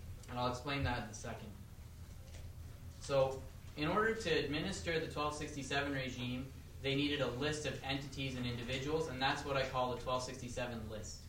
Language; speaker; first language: English; native; English